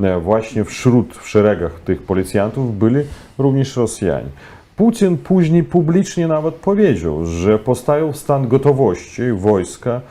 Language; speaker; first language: Polish; non-native, fluent; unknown